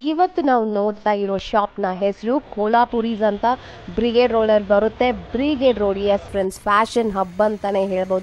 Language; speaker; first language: Kannada; native; Kannada